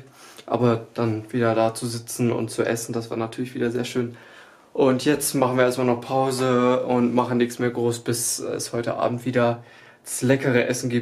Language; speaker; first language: German; native; German